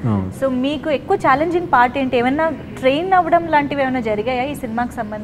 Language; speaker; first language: Telugu; native; Telugu